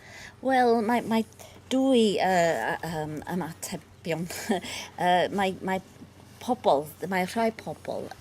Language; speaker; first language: Welsh; non-native, learner; English